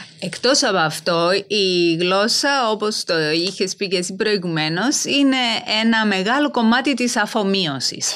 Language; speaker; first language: Greek; native; Greek